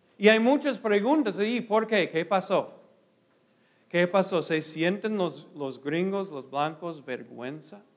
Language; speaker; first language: Spanish; non-native, fluent; English